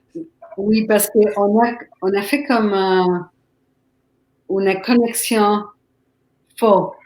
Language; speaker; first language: French; non-native, fluent; Spanish